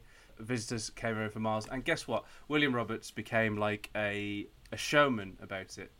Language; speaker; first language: English; native; English